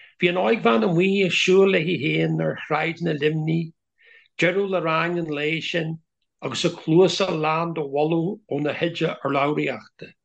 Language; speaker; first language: Irish; non-native, local second language; English